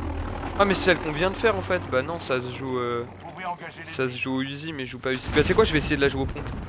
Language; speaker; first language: French; native; French